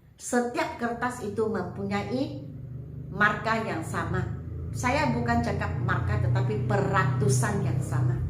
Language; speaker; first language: Malay; non-native, local second language; Chinese